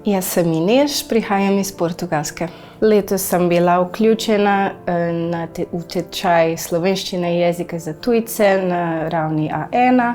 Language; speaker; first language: Slovenian; non-native, learner; Portuguese